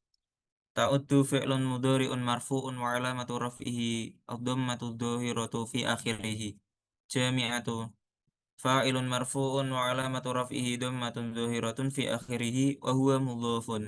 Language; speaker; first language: Arabic; non-native, learner; Indonesian